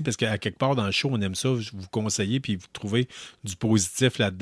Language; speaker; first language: French; native; French